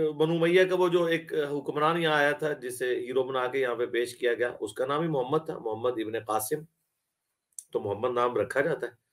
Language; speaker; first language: Urdu; non-native, local second language; Punjabi